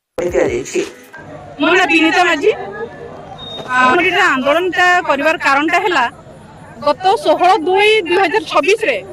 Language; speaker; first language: Odia; non-native, local second language; Santali